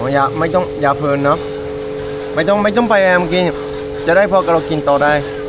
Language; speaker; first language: Thai; non-native, fluent; Japanese